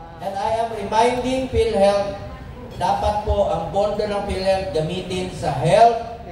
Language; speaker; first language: Filipino; non-native, local second language; Cebuano